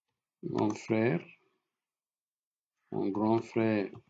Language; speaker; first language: French; non-native, fluent; Arabic